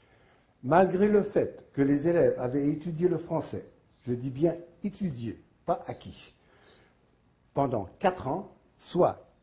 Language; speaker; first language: French; native; French